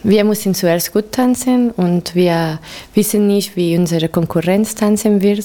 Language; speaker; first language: German; non-native, fluent; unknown